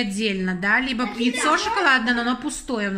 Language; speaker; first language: Russian; native; Russian